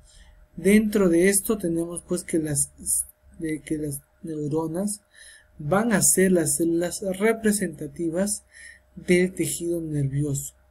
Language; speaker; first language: Spanish; native; Spanish